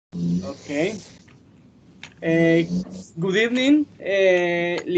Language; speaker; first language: English; non-native, fluent; Spanish